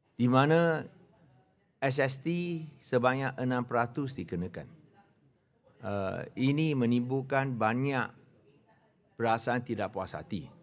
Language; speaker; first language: Malay; non-native, local second language; Chinese